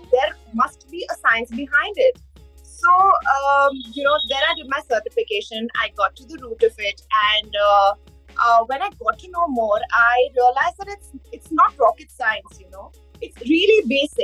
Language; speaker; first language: English; non-native, local second language; Hindi